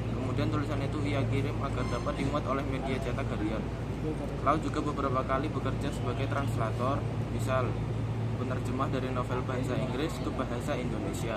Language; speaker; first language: Indonesian; native; Indonesian